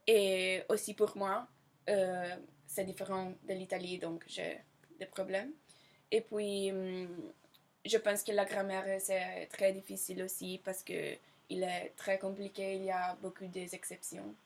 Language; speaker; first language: French; non-native, fluent; Italian